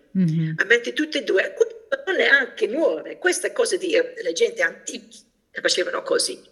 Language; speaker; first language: Italian; early bilingual, heritage; Italian